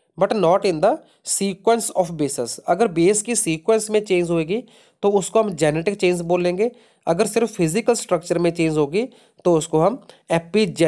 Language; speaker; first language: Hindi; non-native, local second language; Punjabi